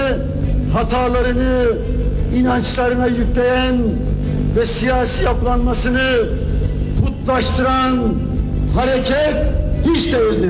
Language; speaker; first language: Turkish; native; Turkish